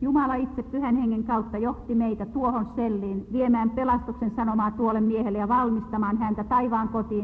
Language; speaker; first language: Finnish; native; Finnish